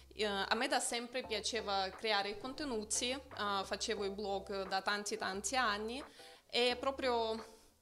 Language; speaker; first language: Italian; non-native, fluent; Russian